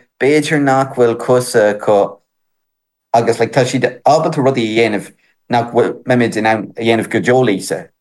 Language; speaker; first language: Irish; non-native, local second language; English